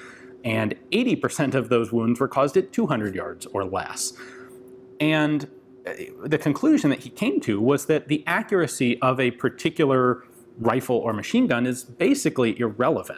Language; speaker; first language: English; native; English